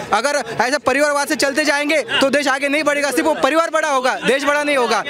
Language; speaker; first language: Hindi; non-native, local second language; Marathi